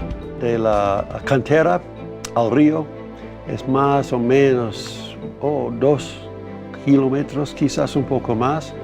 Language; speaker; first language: Spanish; non-native, fluent; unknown